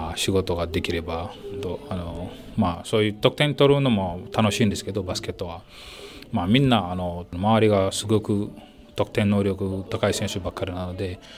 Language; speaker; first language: Japanese; non-native, fluent; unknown